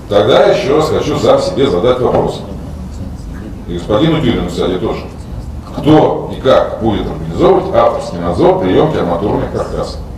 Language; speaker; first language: Russian; native; Russian